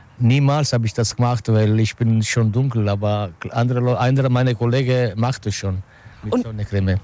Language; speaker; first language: German; non-native, learner; Italian